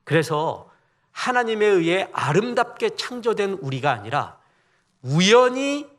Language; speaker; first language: Korean; native; Korean